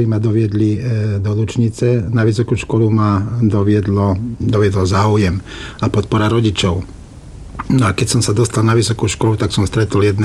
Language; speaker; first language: Slovak; native; Slovak